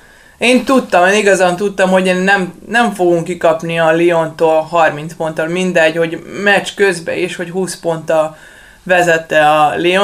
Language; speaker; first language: Hungarian; non-native, learner; Serbian